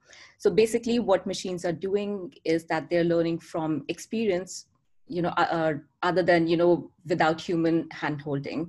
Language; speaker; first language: English; non-native, local second language; Hindi